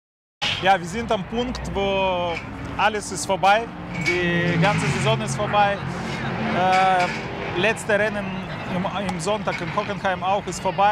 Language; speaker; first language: German; non-native, learner; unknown